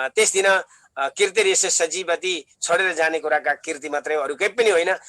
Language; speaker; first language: Nepali; native; Nepali